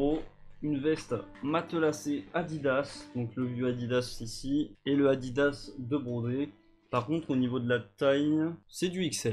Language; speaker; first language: French; native; French